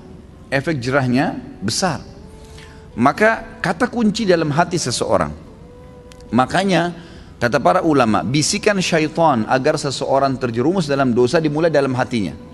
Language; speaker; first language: Indonesian; native; Indonesian